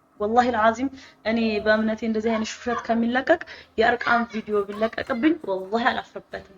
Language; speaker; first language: Amharic; native; Amharic